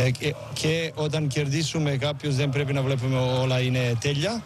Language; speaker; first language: Greek; non-native, learner; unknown